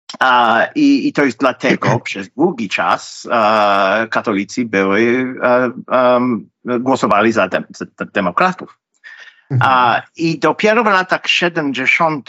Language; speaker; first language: Polish; non-native, fluent; English